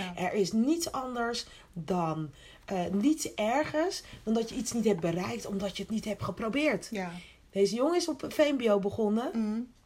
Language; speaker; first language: Dutch; early bilingual, other home language; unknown